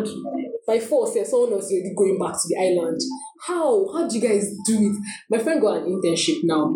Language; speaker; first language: English; non-native, local second language; Yoruba